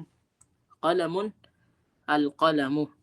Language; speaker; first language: Arabic; non-native, fluent; Filipino